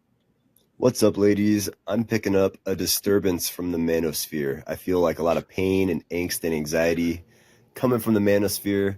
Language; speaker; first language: English; native; English